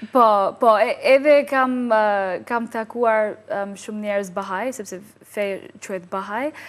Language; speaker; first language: Albanian; non-native, learner; English